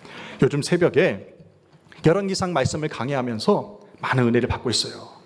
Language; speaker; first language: Korean; native; Korean